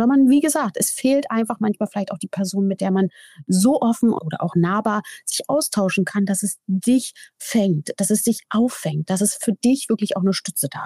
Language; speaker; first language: German; native; German